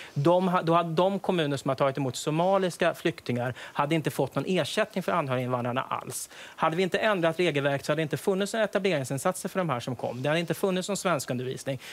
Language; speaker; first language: Swedish; native; Swedish